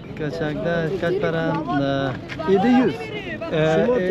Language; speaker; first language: Turkish; non-native, learner; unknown